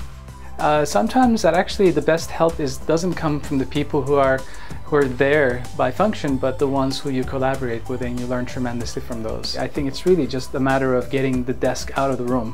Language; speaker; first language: English; non-native, fluent; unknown